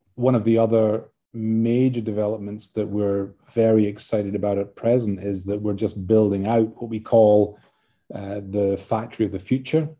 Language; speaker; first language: English; native; English